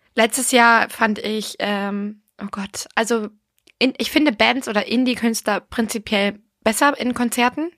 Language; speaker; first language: German; non-native, fluent; English